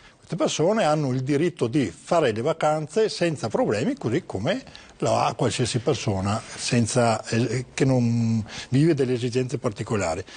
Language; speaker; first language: Italian; native; Italian